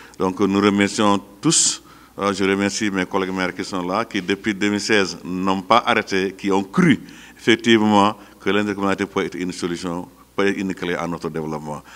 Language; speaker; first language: French; non-native, local second language; Wolof